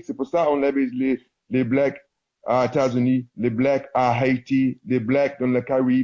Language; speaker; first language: French; non-native, learner; English